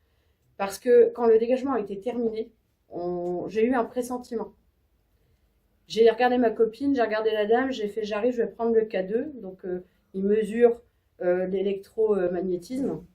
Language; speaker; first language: French; native; French